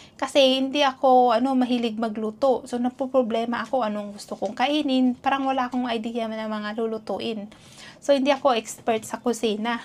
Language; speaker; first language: Filipino; non-native, local second language; Cebuano